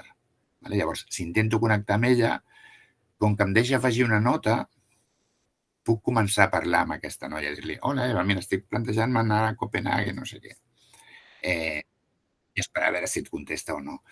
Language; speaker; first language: Catalan; native; Catalan